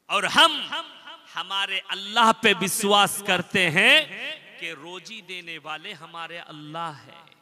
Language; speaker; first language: Hindi; non-native, local second language; Bangla